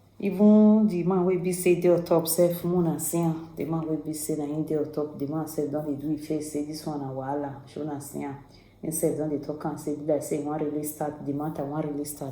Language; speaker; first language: Nigerian Pidgin; native; Nigerian Pidgin